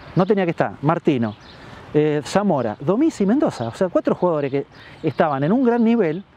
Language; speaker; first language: Spanish; native; Spanish